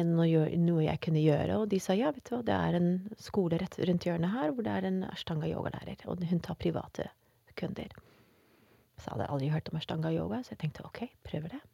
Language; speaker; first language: Norwegian; non-native, fluent; Dutch